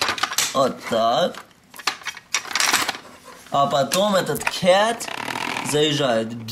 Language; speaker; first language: Russian; native; Russian